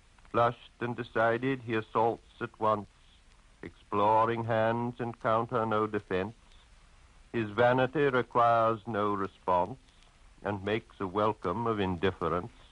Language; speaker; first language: English; native; English